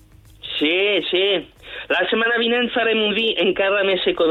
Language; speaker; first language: Catalan; non-native, fluent; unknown